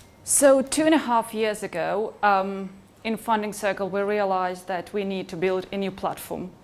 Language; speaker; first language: English; non-native, fluent; Hebrew